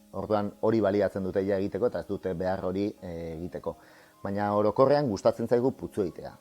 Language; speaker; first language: Basque; native; Basque